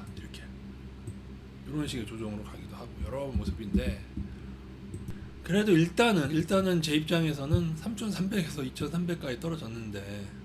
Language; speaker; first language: Korean; native; Korean